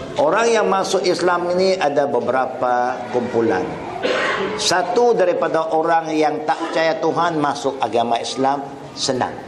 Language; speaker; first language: Malay; non-native, local second language; Chinese